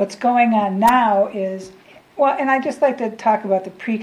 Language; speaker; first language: English; native; English